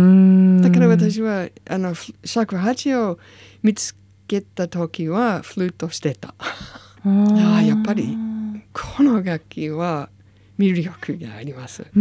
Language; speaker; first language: Japanese; non-native, learner; English